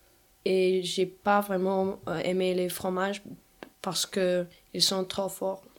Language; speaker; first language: French; non-native, learner; Lithuanian